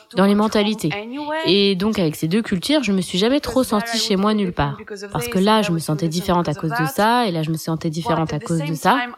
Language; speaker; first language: French; non-native, fluent; Ukrainian